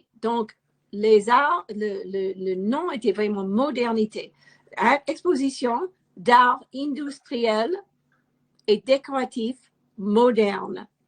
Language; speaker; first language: French; non-native, fluent; English